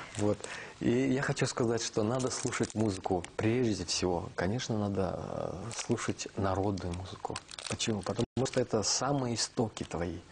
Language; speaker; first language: Russian; non-native, local second language; Kazakh